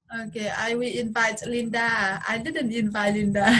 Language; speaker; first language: English; non-native, fluent; Vietnamese